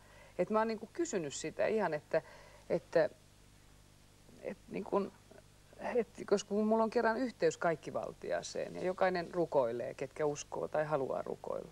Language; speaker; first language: Finnish; native; Finnish